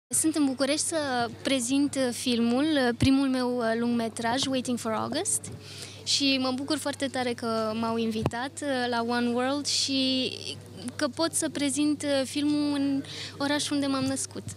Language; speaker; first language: Romanian; early bilingual, other home language; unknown